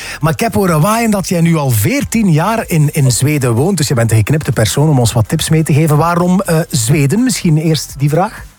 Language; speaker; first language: Dutch; native; Dutch